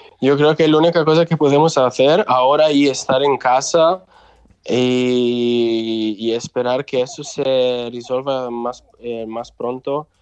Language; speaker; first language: Spanish; non-native, local second language; Italian